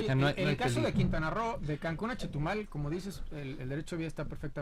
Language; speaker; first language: Spanish; native; Spanish